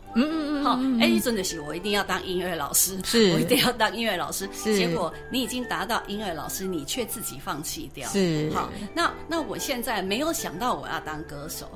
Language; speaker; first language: Chinese; non-native, local second language; Min Nan Chinese